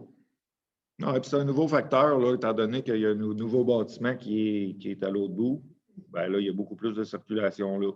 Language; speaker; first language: French; native; French